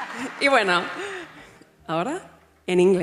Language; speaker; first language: Spanish; non-native, learner; English